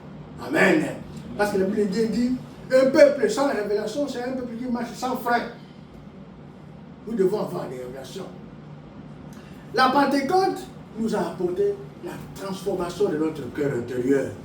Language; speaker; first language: French; non-native, local second language; Lingala